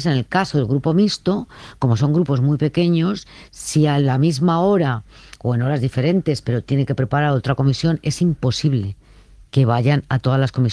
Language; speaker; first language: Spanish; native; Spanish